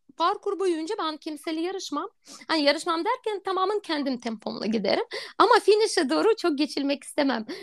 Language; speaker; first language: Turkish; non-native, fluent; Russian